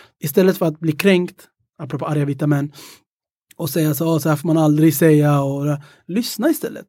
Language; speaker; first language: Swedish; early bilingual, other home language; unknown